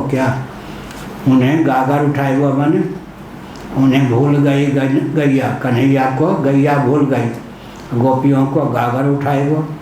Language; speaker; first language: Hindi; non-native, local second language; Maithili